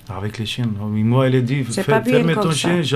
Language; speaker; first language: French; non-native, learner; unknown